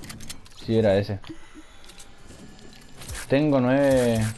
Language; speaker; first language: Spanish; native; Spanish